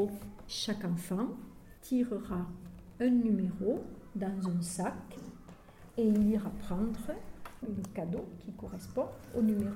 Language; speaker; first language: French; native; French